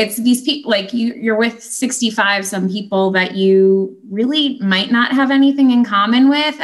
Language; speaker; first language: English; native; English